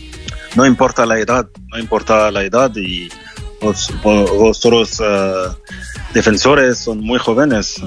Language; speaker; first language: Spanish; non-native, fluent; French